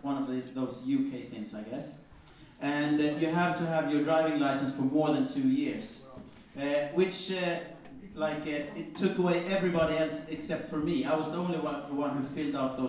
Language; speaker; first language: English; non-native, fluent; Mandingo